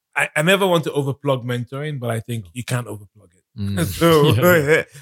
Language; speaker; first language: English; non-native, local second language; Yoruba